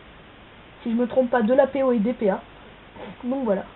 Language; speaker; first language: French; native; French